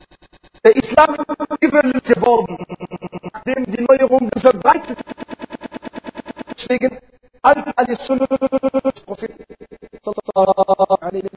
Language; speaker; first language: German; non-native, fluent; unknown